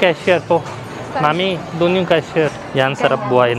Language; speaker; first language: Filipino; non-native, learner; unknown